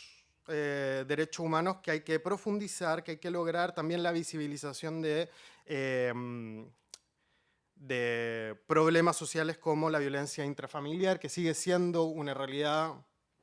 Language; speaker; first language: Spanish; native; Spanish